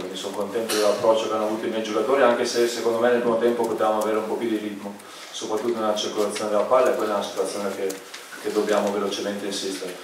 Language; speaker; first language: Italian; native; Italian